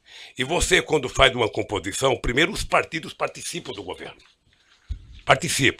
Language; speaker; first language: Portuguese; native; Portuguese